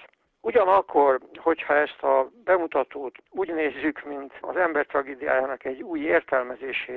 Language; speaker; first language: Hungarian; native; Hungarian